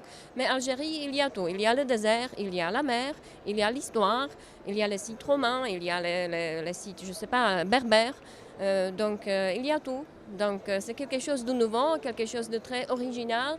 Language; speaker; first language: French; non-native, fluent; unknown